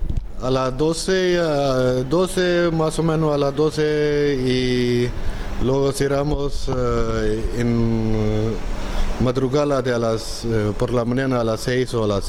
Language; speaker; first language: Spanish; non-native, learner; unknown